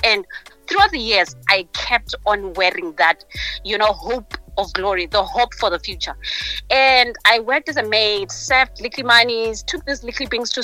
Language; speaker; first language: English; non-native, local second language; North Ndebele